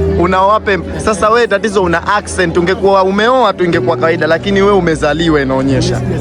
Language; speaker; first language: Swahili; native; Swahili